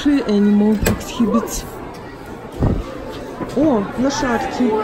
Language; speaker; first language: Russian; native; Russian